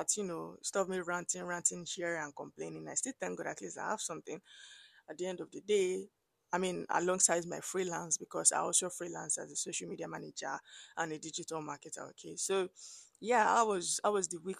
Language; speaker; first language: English; non-native, local second language; Yoruba